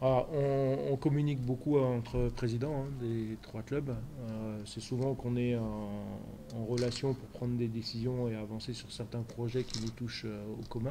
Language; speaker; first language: French; native; French